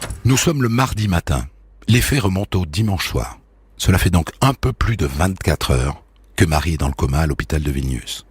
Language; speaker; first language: French; native; French